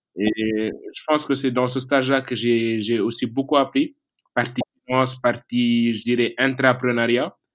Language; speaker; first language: French; non-native, local second language; Wolof